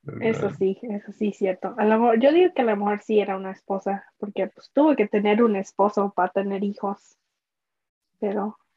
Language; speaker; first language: Spanish; early bilingual, heritage; Spanish